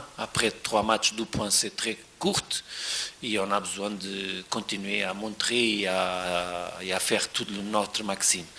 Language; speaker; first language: French; non-native, fluent; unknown